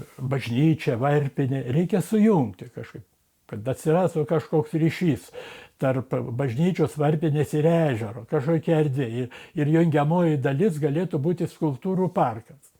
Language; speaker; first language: Lithuanian; native; Lithuanian